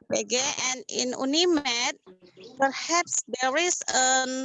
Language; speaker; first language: English; non-native, learner; Indonesian